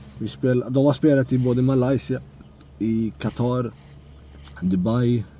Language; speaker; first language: Swedish; early bilingual, other home language; Central Kurdish